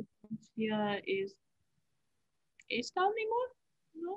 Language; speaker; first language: Spanish; non-native, learner; English